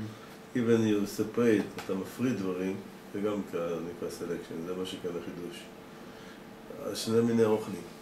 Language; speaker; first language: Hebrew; non-native, fluent; English